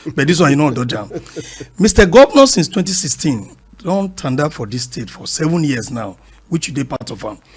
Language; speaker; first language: Nigerian Pidgin; non-native, local second language; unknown